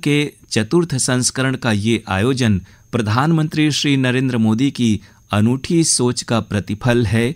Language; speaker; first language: Hindi; native; Hindi